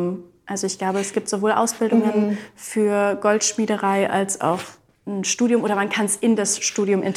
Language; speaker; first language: German; native; German